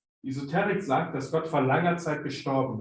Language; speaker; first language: German; native; German